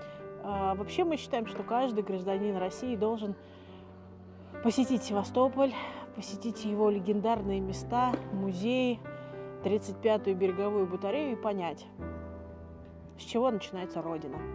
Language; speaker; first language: Russian; native; Russian